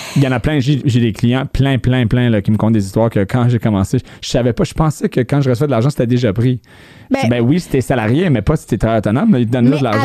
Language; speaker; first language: French; non-native, fluent; English